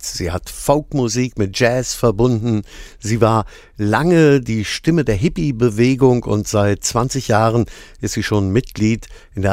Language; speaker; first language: German; native; German